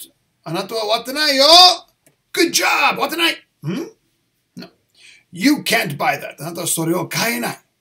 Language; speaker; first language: Japanese; non-native, learner; English